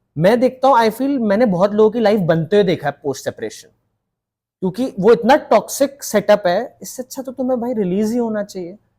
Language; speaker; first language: Hindi; native; Hindi